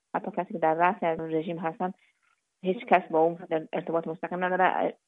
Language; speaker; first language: Persian; native; Persian